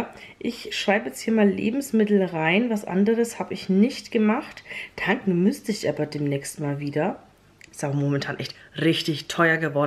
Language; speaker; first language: German; native; German